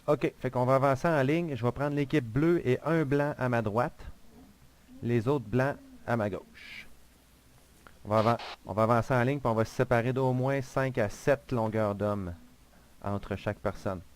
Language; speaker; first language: French; native; French